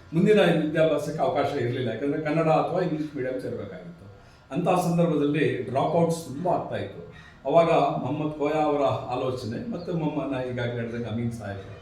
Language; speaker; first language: Kannada; non-native, local second language; Urdu